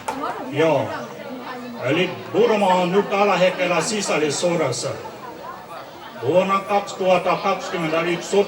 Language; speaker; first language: Finnish; non-native, fluent; Burmese